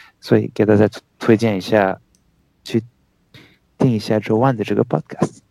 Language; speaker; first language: Chinese; non-native, fluent; French